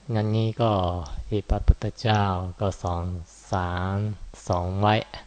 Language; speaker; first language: Thai; non-native, fluent; Japanese